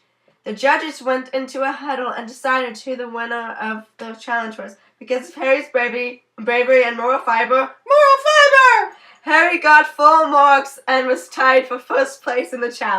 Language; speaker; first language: English; native; English